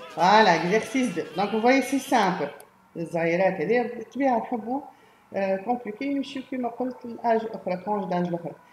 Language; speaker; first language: French; non-native, local second language; Arabic